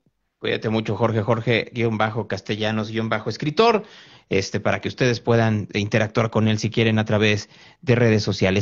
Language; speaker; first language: Spanish; native; Spanish